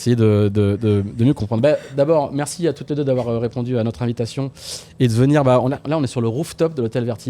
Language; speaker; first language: French; native; French